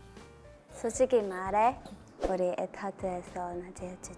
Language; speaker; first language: Korean; non-native, fluent; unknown